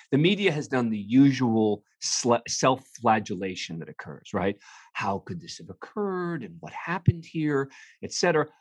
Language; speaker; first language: English; native; English